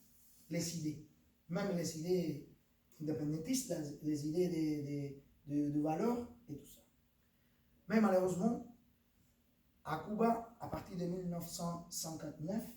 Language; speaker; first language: French; non-native, fluent; Spanish